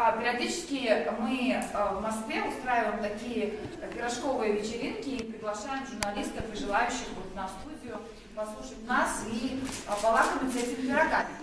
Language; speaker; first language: Russian; native; Russian